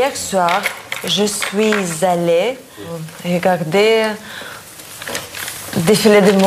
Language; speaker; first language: French; non-native, learner; Russian